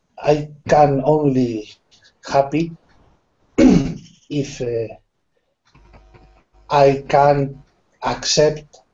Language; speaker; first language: English; non-native, learner; Spanish